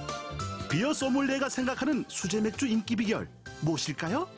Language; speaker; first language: Korean; native; Korean